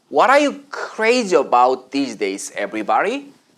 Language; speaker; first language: English; non-native, fluent; Korean